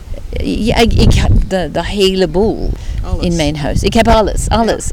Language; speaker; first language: Dutch; early bilingual, heritage; Dutch